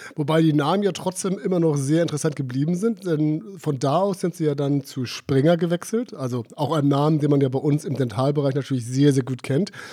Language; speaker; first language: German; native; German